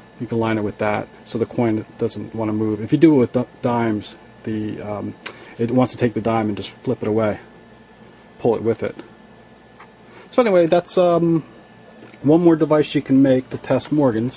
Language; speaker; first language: English; native; English